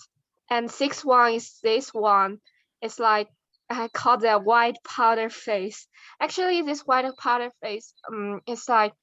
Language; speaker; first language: English; non-native, learner; Chinese